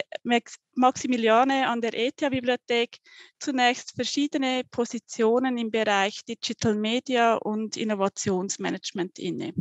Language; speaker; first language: German; native; German